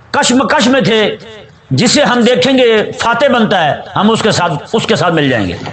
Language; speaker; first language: Urdu; non-native, local second language; Punjabi